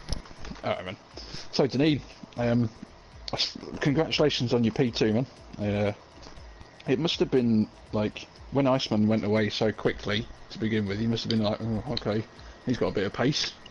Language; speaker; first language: English; native; English